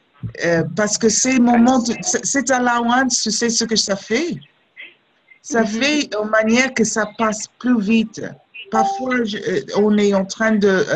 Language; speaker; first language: French; non-native, fluent; English